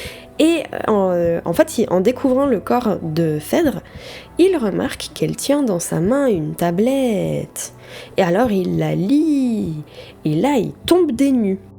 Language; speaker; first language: French; native; French